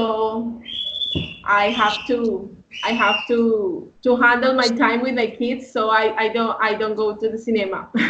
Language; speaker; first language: English; non-native, learner; Spanish